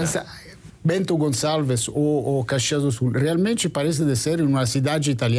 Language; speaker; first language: Portuguese; non-native, fluent; Italian